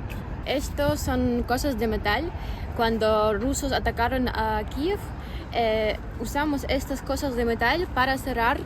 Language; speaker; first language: Spanish; non-native, fluent; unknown